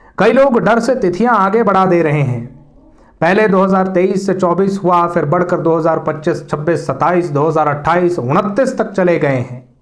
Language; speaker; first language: Hindi; native; Hindi